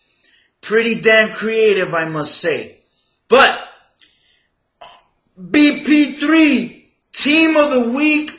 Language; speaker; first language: English; native; English